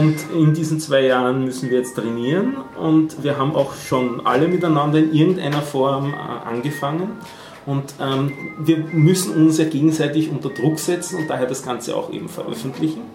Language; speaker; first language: German; native; German